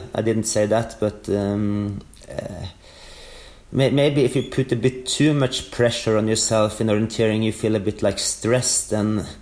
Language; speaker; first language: English; non-native, fluent; Norwegian